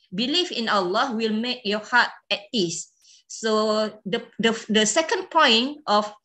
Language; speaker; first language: English; non-native, local second language; Malay